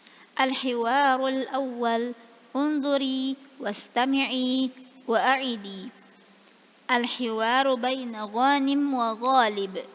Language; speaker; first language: Arabic; non-native, fluent; Indonesian